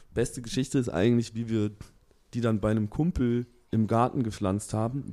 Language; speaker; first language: German; native; German